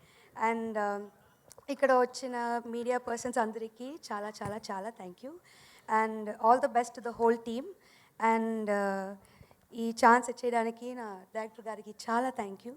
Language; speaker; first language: Telugu; non-native, learner; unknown